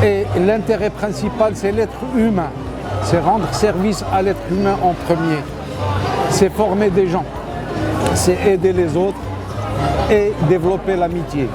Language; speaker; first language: French; non-native, local second language; Arabic